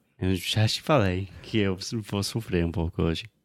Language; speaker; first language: Portuguese; non-native, fluent; English